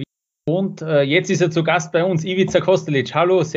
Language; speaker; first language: German; native; German